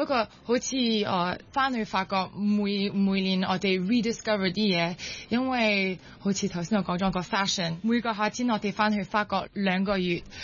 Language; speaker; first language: Cantonese; early bilingual, heritage; French